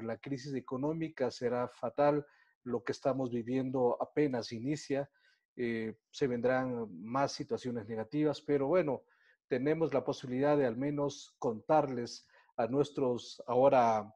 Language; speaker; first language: Spanish; native; Spanish